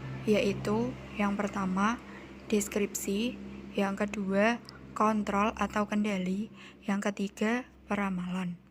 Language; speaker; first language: Indonesian; native; Indonesian